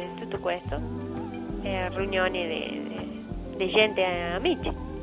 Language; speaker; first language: Italian; non-native, learner; Spanish